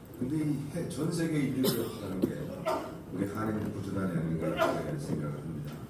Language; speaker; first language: Korean; native; Korean